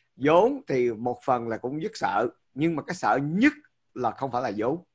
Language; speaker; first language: Vietnamese; early bilingual, heritage; Vietnamese